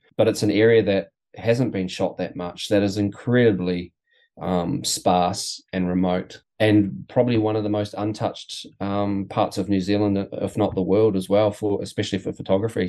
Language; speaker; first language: English; native; English